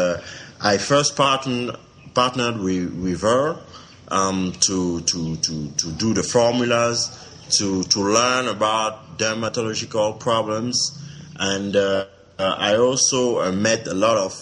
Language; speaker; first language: English; non-native, local second language; French